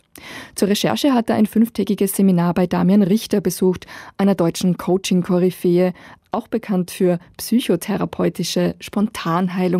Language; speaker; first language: German; native; German